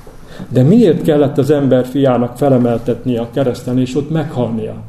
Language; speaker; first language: Hungarian; native; Hungarian